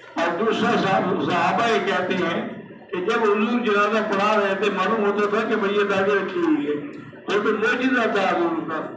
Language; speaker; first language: Urdu; native; Urdu